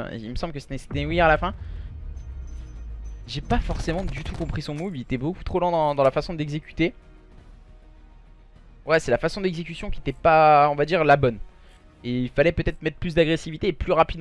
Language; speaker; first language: French; native; French